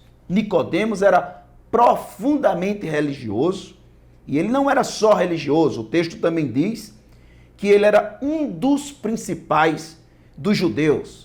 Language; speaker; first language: Portuguese; native; Portuguese